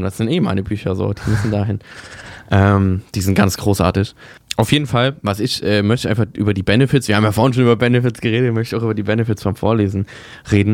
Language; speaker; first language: German; native; German